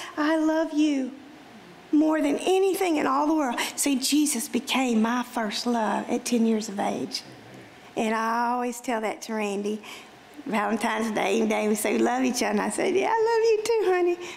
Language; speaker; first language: English; native; English